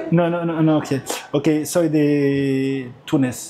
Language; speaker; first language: Spanish; non-native, learner; Arabic